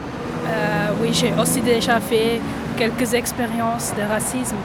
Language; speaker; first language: French; non-native, local second language; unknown